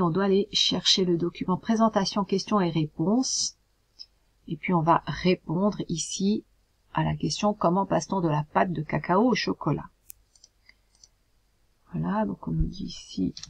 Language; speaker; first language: French; native; French